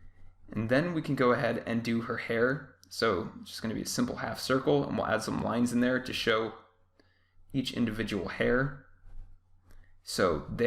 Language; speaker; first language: English; native; English